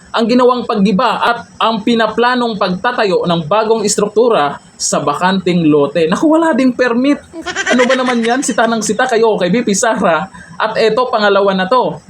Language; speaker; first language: Filipino; native; Filipino